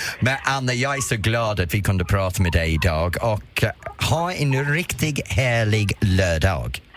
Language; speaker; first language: Swedish; non-native, fluent; English